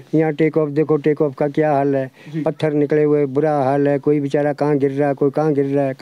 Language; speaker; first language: Hindi; native; Hindi